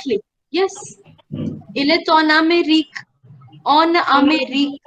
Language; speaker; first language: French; non-native, fluent; Hindi